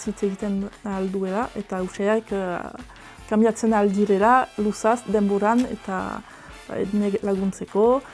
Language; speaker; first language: Basque; non-native, local second language; French